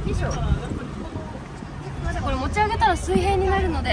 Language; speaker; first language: Japanese; native; Japanese